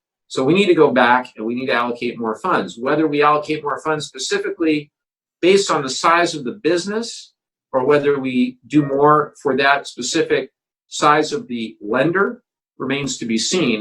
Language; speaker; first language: English; native; English